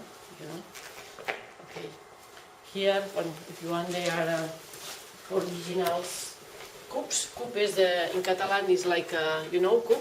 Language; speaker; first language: English; non-native, learner; Catalan